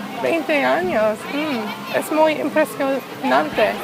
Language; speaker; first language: Spanish; non-native, learner; English